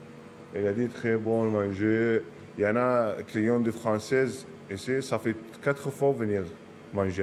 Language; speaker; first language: French; non-native, learner; Arabic